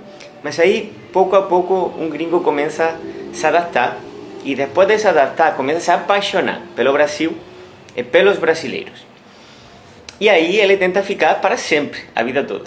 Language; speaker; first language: Portuguese; non-native, fluent; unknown